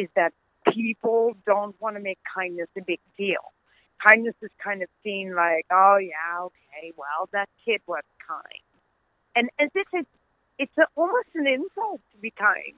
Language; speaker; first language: English; non-native, fluent; Dutch